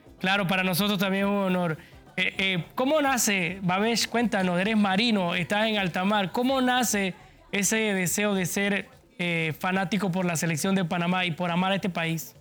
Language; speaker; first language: Spanish; native; Spanish